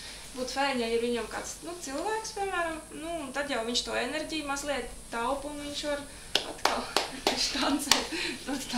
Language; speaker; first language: Latvian; native; Latvian